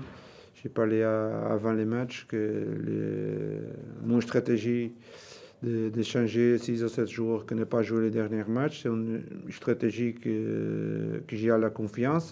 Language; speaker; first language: French; non-native, learner; Portuguese